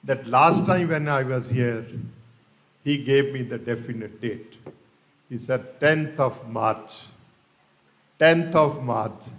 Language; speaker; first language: English; non-native, local second language; Punjabi